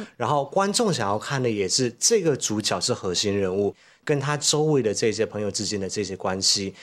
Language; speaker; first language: Chinese; native; Chinese